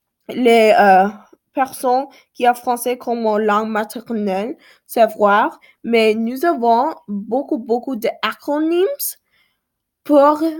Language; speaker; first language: French; non-native, learner; English